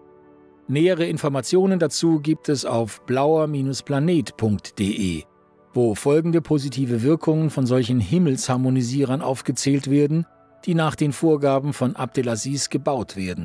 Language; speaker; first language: German; native; German